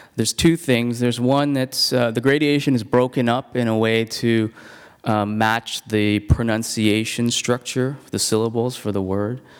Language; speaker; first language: English; non-native, local second language; Cantonese